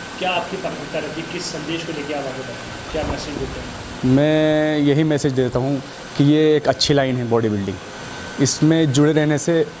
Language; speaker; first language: Hindi; native; Hindi